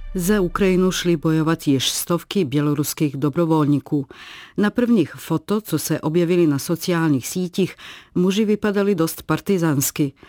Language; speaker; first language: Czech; non-native, fluent; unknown